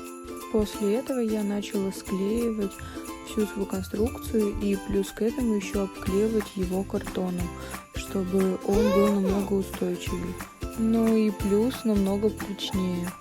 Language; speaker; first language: Russian; native; Russian